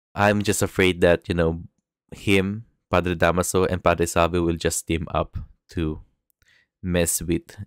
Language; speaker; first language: English; non-native, local second language; Filipino